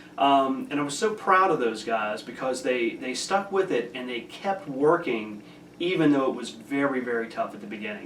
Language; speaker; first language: English; native; English